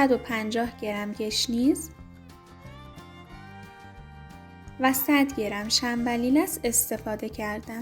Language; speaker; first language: Persian; native; Persian